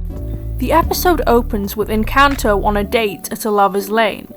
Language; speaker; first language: English; native; English